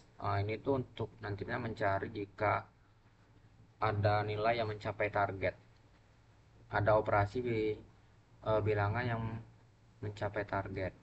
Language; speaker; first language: Indonesian; native; Indonesian